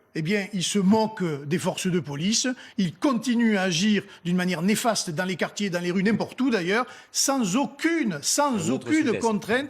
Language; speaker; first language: French; native; French